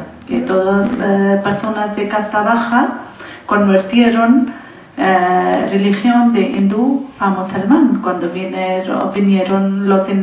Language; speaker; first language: Spanish; non-native, learner; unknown